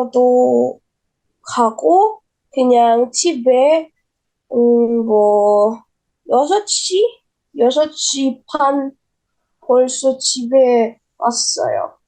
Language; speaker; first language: Korean; non-native, learner; Indonesian